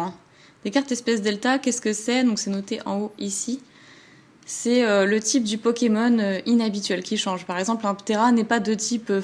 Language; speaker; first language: French; native; French